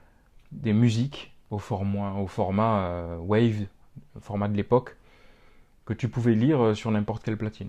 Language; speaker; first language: French; native; French